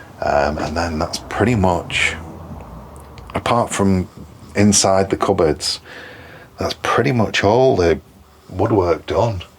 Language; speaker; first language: English; native; English